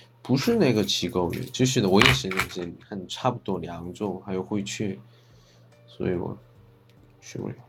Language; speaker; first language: Chinese; non-native, fluent; Korean